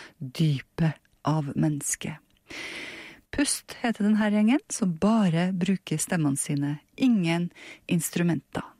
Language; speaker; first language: Norwegian; native; Norwegian